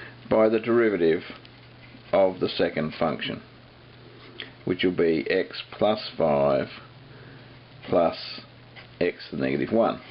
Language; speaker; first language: English; native; English